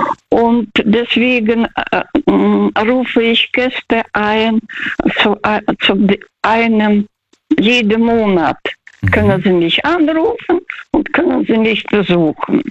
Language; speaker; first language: German; non-native, fluent; Russian